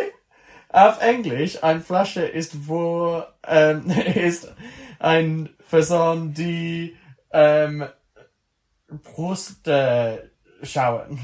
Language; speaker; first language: German; non-native, learner; English